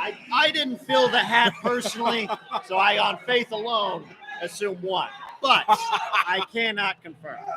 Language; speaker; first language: English; native; English